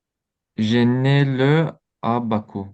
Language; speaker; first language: French; non-native, learner; Azerbaijani